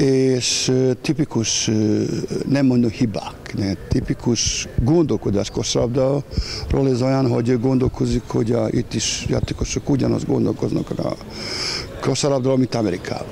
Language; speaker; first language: Hungarian; non-native, fluent; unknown